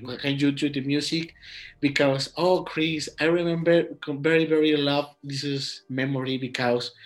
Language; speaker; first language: English; non-native, learner; Spanish